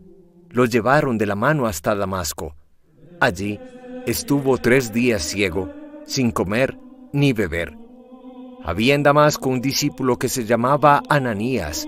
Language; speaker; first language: Spanish; native; Spanish